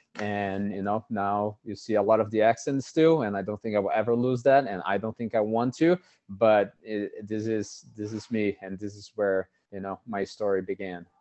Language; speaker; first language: English; non-native, fluent; Portuguese